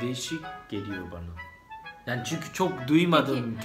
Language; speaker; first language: Turkish; non-native, fluent; Japanese